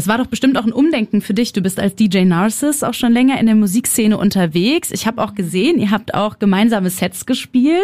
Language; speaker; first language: German; native; German